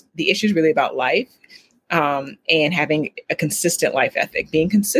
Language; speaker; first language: English; native; English